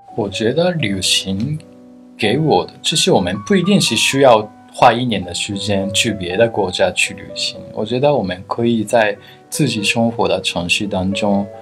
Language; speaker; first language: Chinese; non-native, fluent; Japanese